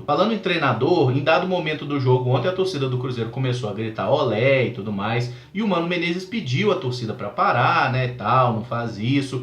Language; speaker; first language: Portuguese; native; Portuguese